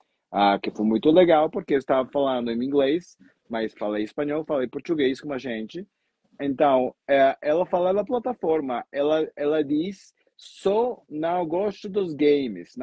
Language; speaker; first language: Portuguese; non-native, fluent; Spanish